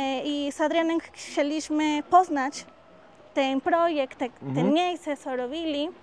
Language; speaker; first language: Polish; non-native, learner; Spanish